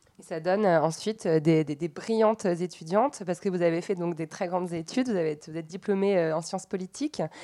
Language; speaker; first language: French; native; French